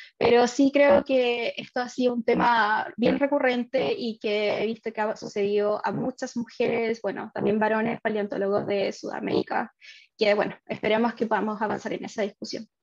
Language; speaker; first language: Spanish; native; Spanish